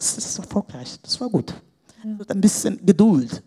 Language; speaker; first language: German; non-native, fluent; Portuguese